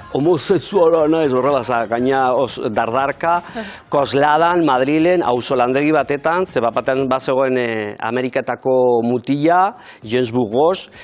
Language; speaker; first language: Basque; native; Basque